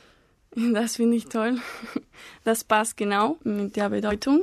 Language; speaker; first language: German; non-native, learner; Spanish